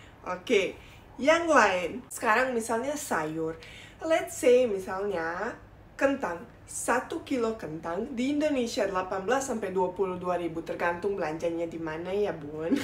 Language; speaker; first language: Indonesian; non-native, fluent; Bosnian